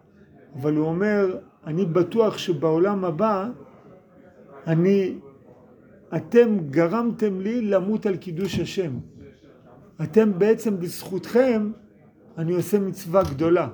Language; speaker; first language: Hebrew; non-native, fluent; English